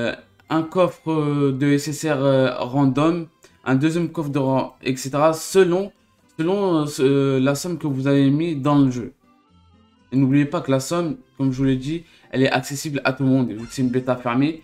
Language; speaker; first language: French; native; French